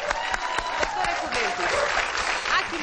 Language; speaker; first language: Portuguese; native; Portuguese